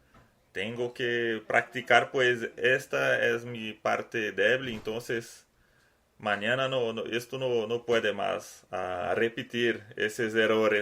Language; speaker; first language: Spanish; non-native, learner; Portuguese